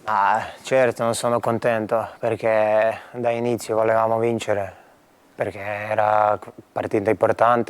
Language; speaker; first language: Italian; non-native, fluent; Croatian